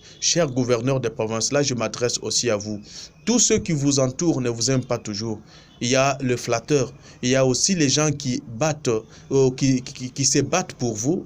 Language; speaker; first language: French; non-native, local second language; Luba-Lulua